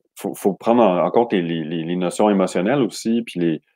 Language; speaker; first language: French; native; French